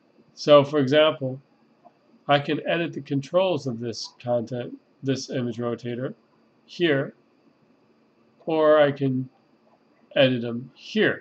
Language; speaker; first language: English; native; English